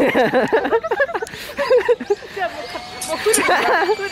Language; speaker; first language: Japanese; native; Japanese